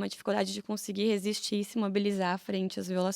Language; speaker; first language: Portuguese; native; Portuguese